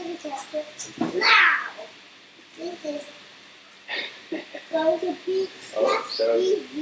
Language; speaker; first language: English; non-native, learner; Chinese